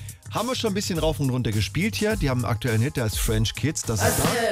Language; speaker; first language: German; native; German